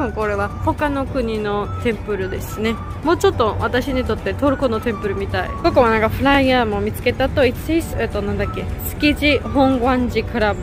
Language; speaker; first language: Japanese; non-native, learner; Georgian